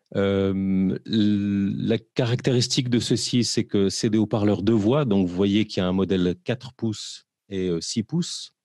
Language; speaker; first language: French; native; French